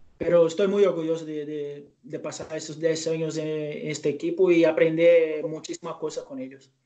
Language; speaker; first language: Spanish; non-native, fluent; Portuguese